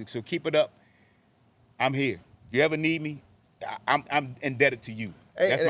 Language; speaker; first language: English; native; English